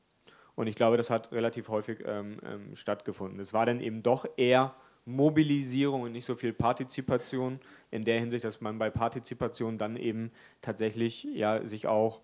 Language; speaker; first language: German; native; German